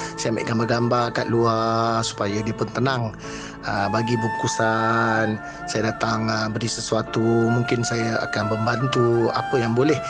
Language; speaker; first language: Malay; non-native, local second language; Tamil